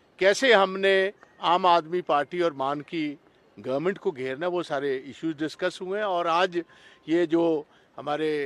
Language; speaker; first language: Hindi; non-native, local second language; Punjabi